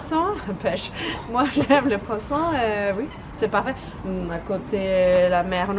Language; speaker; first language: French; non-native, learner; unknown